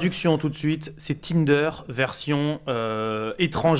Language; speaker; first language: French; native; French